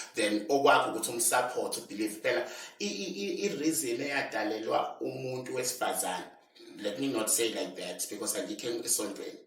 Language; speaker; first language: Zulu; native; Zulu